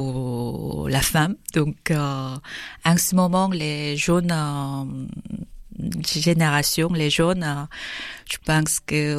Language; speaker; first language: French; non-native, fluent; Korean